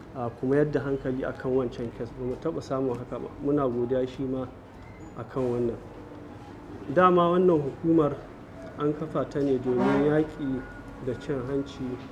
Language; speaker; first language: Hausa; native; Hausa